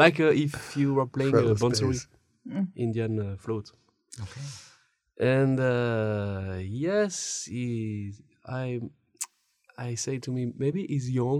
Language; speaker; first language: English; non-native, learner; French